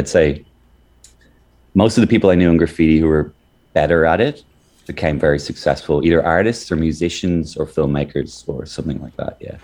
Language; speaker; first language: English; native; English